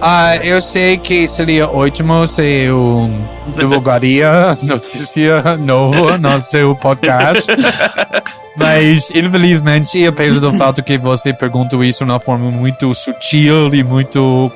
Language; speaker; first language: Portuguese; non-native, fluent; English